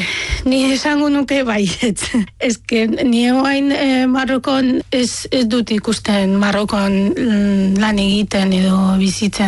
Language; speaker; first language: Basque; non-native, fluent; Arabic